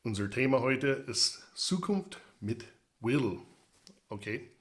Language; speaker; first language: German; non-native, fluent; English